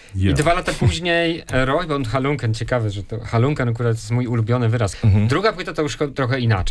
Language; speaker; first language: Polish; native; Polish